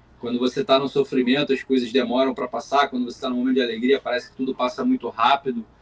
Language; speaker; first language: Portuguese; native; Portuguese